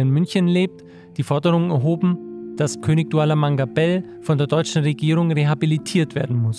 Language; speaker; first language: German; native; German